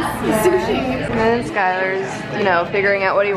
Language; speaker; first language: English; native; English